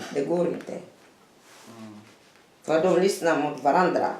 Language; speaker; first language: Swedish; non-native, fluent; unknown